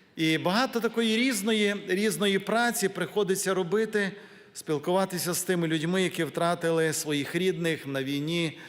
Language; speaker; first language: Ukrainian; native; Ukrainian